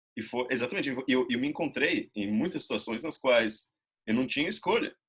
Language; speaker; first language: Portuguese; native; Portuguese